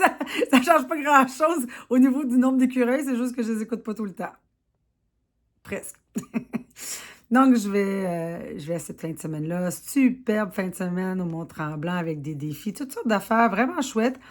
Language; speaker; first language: French; native; French